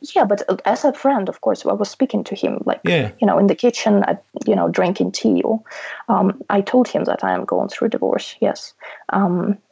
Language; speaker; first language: English; non-native, fluent; Russian